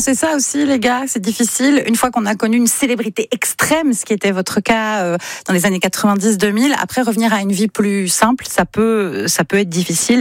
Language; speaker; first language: French; native; French